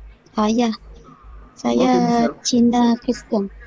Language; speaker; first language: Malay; non-native, local second language; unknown